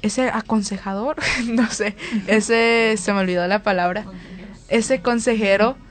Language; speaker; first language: Spanish; early bilingual, heritage; Spanish